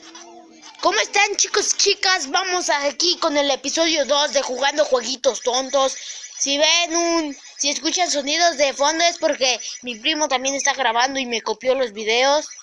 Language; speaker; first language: Spanish; native; Spanish